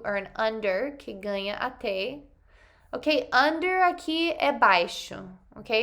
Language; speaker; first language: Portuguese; non-native, fluent; English